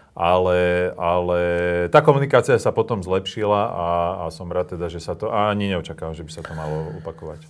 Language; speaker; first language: Slovak; native; Slovak